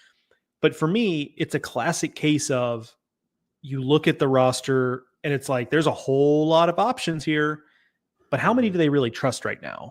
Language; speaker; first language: English; native; English